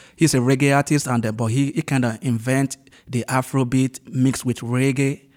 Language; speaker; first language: English; non-native, local second language; Yoruba